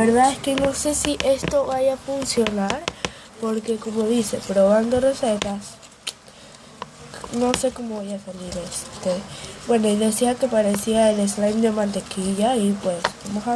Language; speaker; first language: Spanish; native; Spanish